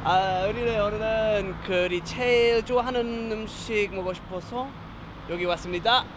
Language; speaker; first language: Korean; non-native, fluent; English